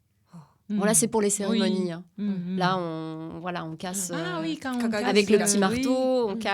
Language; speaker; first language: French; native; French